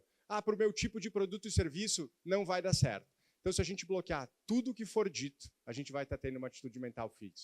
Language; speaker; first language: Portuguese; native; Portuguese